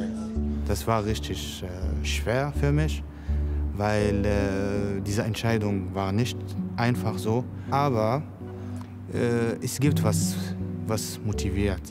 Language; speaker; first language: German; non-native, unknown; Arabic